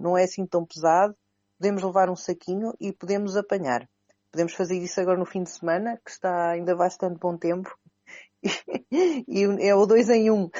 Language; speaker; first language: Portuguese; native; Portuguese